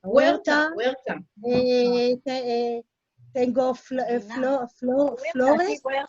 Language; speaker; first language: Spanish; non-native, learner; Hebrew